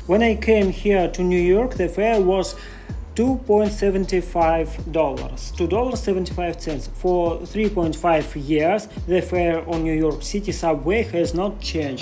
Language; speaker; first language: English; non-native, learner; Russian